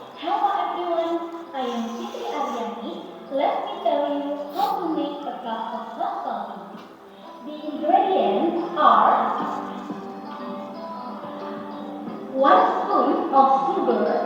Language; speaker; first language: English; non-native, learner; Indonesian